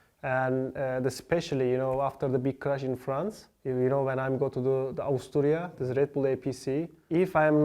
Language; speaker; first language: English; non-native, learner; Turkish